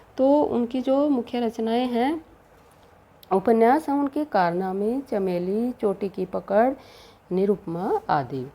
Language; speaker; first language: Hindi; native; Hindi